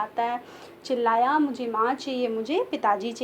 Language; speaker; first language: Hindi; native; Hindi